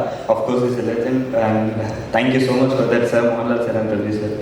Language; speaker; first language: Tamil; non-native, learner; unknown